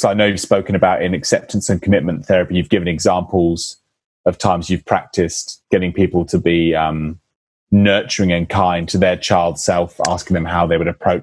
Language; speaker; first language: English; native; English